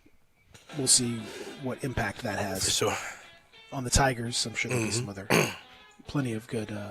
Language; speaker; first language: English; native; English